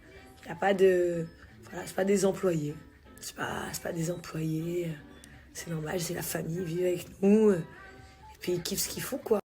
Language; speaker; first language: French; native; French